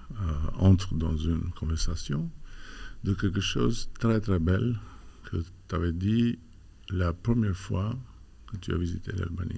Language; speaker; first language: French; non-native, fluent; Albanian